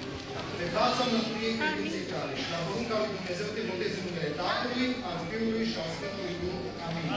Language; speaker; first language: Romanian; native; Romanian